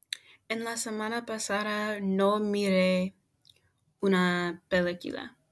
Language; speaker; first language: Spanish; non-native, learner; English